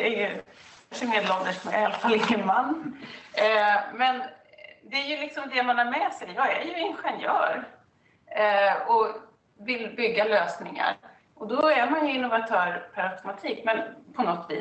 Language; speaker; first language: Swedish; native; Swedish